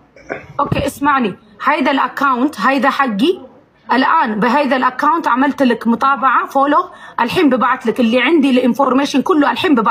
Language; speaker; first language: Arabic; non-native, fluent; Amharic